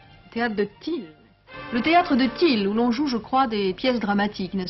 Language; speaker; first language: French; native; French